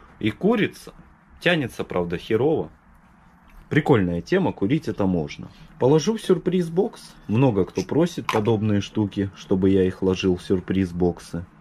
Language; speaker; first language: Russian; native; Russian